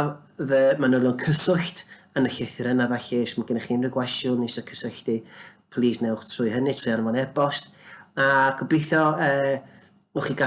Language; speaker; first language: Welsh; native; Welsh